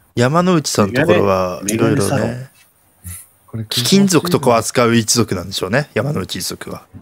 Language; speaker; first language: Japanese; native; Japanese